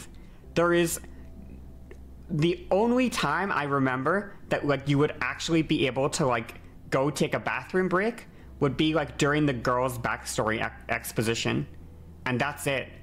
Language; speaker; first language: English; native; English